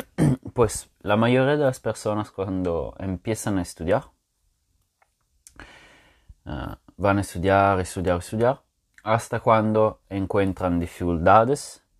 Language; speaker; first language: Spanish; non-native, fluent; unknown